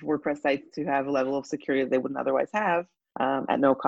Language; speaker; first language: English; native; English